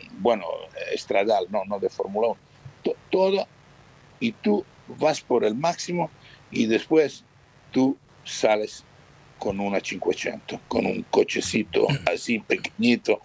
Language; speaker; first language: Spanish; non-native, fluent; Italian